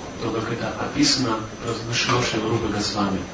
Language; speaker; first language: Russian; native; Russian